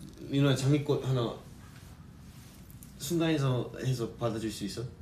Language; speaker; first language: Korean; early bilingual, heritage; Korean